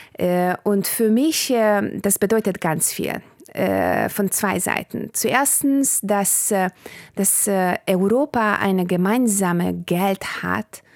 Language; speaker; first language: German; non-native, fluent; Bulgarian